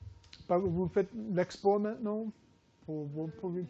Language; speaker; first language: French; non-native, fluent; English